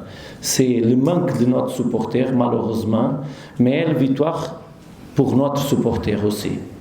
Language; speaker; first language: French; non-native, learner; Portuguese